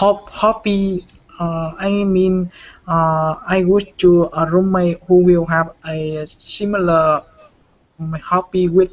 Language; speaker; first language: English; non-native, learner; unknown